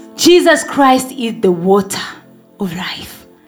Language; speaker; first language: English; non-native, local second language; Swahili